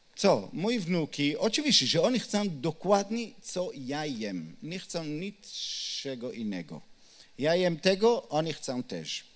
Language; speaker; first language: Polish; non-native, learner; Hebrew